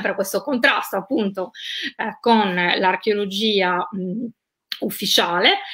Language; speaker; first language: Italian; native; Italian